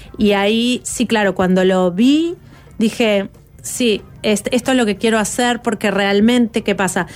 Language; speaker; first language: Spanish; native; Spanish